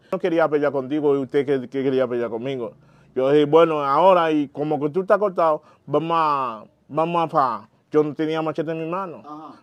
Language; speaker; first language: Spanish; non-native, learner; Haitian Creole